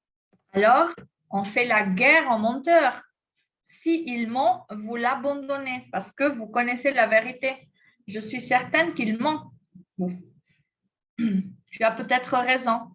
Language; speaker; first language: French; non-native, fluent; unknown